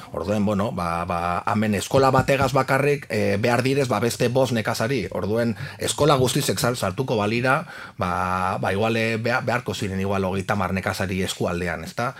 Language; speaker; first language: Basque; native; Basque